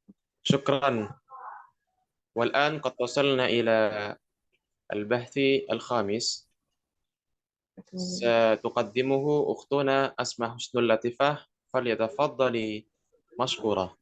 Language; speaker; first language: Arabic; non-native, learner; Indonesian